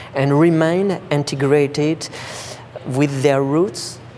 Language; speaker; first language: English; non-native, fluent; French